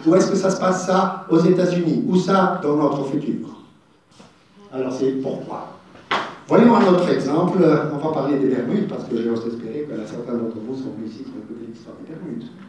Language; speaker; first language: French; non-native, local second language; Arabic